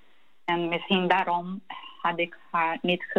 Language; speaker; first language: Dutch; non-native, learner; Portuguese